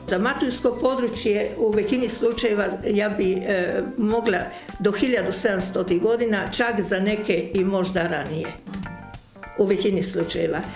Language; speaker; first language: Croatian; native; Croatian